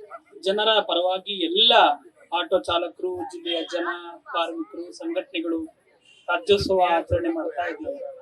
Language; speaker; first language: Kannada; native; Kannada